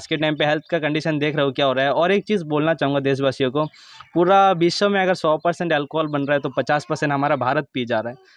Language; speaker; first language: Hindi; non-native, local second language; Assamese